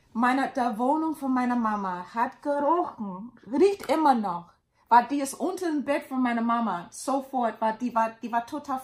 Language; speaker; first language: German; non-native, learner; English